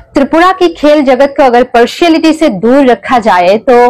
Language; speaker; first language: Hindi; non-native, local second language; Kok Borok